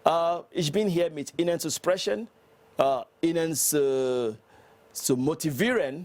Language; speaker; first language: German; non-native, learner; English